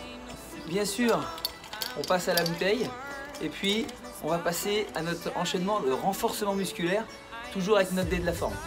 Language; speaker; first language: French; native; French